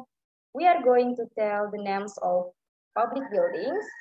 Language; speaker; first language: English; non-native, learner; Indonesian